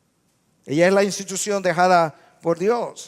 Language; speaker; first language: Spanish; native; Spanish